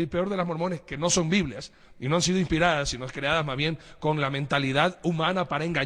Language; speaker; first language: Spanish; native; Spanish